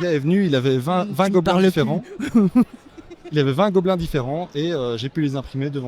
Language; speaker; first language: French; native; French